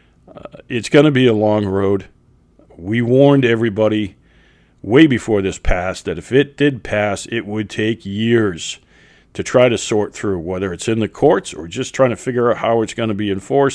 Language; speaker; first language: English; native; English